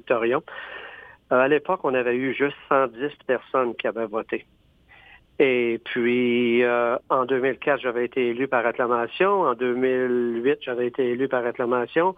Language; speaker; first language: French; native; French